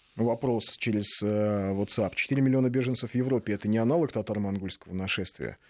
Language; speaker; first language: Russian; native; Russian